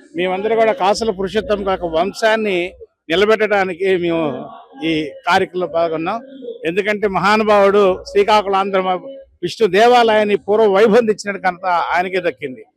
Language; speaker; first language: Telugu; native; Telugu